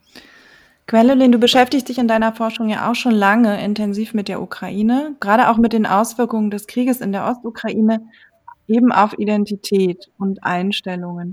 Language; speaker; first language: German; native; German